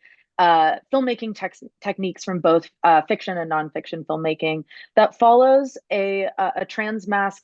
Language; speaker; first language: English; native; English